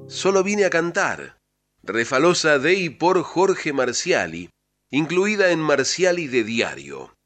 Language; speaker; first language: Spanish; native; Spanish